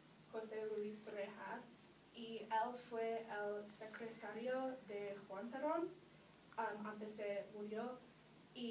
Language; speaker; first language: Spanish; non-native, learner; English